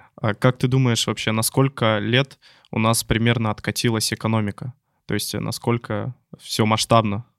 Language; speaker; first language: Russian; native; Russian